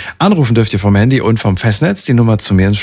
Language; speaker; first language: German; native; German